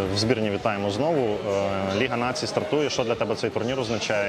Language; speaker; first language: Ukrainian; native; Ukrainian